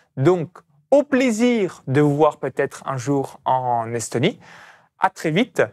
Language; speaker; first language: French; native; French